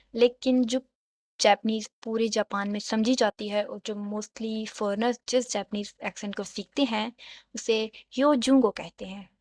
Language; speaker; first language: Urdu; native; Urdu